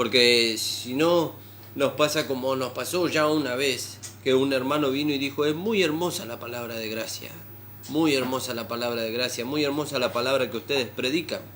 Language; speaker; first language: Spanish; native; Spanish